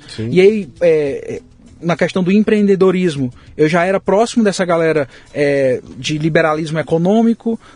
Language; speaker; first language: Portuguese; native; Portuguese